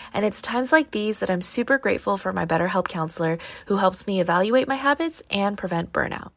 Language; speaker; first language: English; native; English